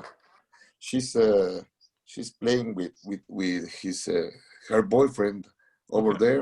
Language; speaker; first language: English; non-native, learner; Spanish